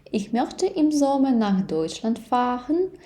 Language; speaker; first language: German; non-native, fluent; Ukrainian